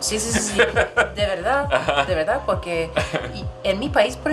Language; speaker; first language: Spanish; non-native, fluent; Swedish